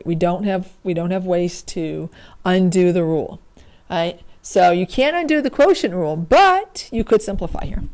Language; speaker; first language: English; native; English